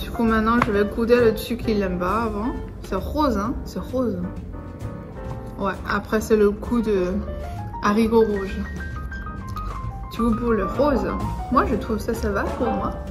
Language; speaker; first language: French; non-native, learner; Chinese